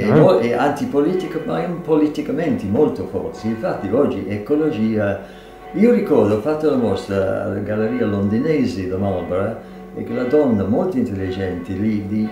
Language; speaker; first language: Italian; non-native, fluent; English